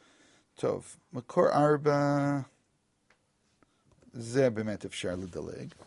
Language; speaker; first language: Hebrew; non-native, fluent; English